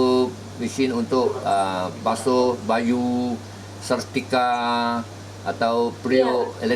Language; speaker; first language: Malay; native; Malay